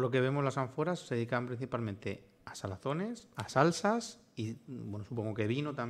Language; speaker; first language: Spanish; native; Spanish